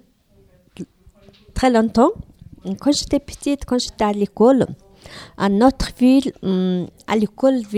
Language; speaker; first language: French; non-native, learner; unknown